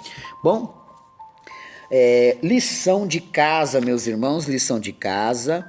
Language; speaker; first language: Portuguese; native; Portuguese